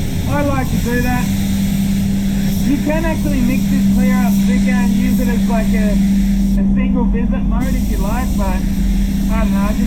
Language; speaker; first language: English; native; English